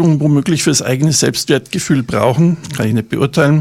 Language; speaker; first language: German; native; German